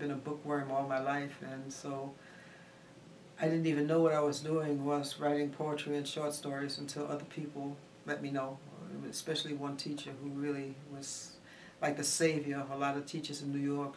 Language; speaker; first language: English; early bilingual, other home language; Spanish